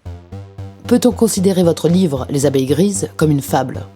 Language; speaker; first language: French; native; French